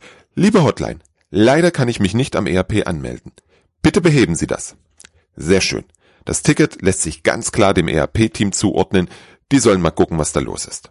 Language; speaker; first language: German; native; German